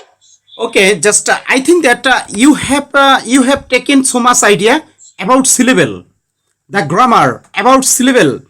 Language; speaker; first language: English; non-native, learner; Bangla